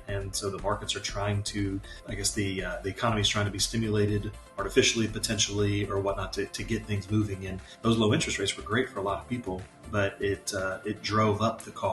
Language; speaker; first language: English; native; English